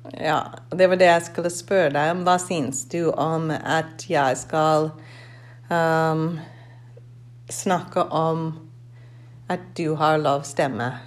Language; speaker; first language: Norwegian; non-native, fluent; English